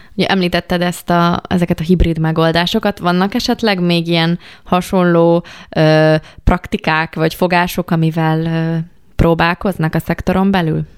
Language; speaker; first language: Hungarian; native; Hungarian